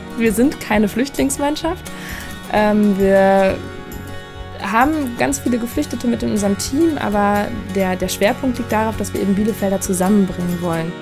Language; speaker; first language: German; native; German